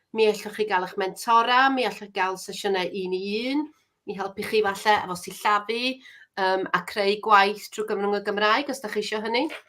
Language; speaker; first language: Welsh; native; Welsh